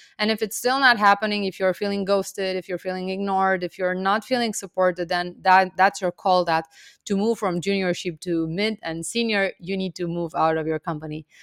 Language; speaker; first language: English; non-native, fluent; Romanian